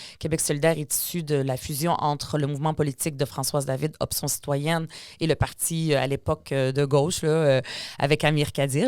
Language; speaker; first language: French; early bilingual, other home language; Arabic